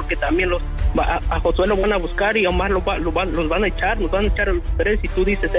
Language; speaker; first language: Spanish; native; Spanish